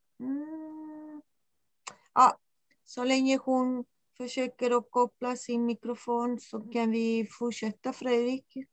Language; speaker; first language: Swedish; non-native, fluent; Spanish